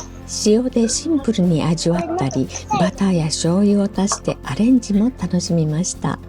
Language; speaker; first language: Japanese; native; Japanese